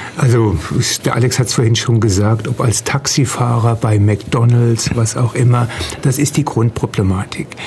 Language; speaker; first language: German; native; German